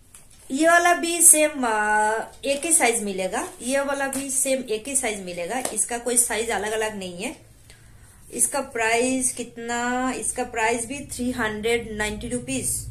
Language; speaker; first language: Hindi; non-native, local second language; Bangla